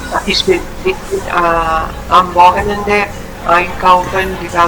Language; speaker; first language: German; non-native, learner; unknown